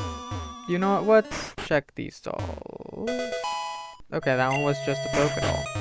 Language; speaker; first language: English; native; English